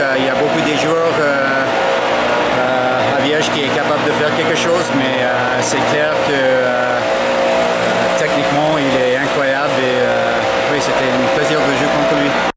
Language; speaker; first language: French; non-native, fluent; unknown